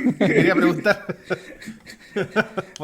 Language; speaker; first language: Spanish; native; Spanish